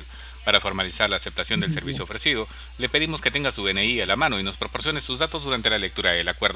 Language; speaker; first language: Spanish; native; Spanish